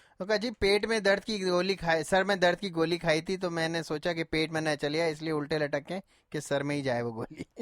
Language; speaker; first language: Urdu; native; Urdu